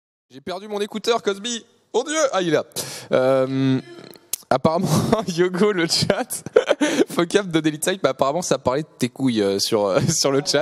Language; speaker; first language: French; native; French